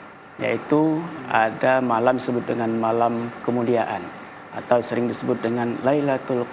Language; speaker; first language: Indonesian; native; Indonesian